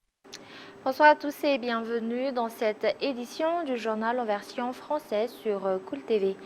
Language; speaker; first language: French; non-native, local second language; Malagasy